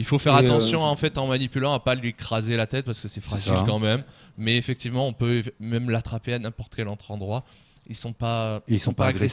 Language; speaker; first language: French; native; French